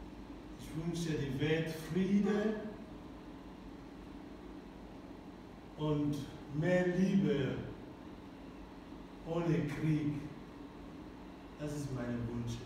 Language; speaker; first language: German; non-native, fluent; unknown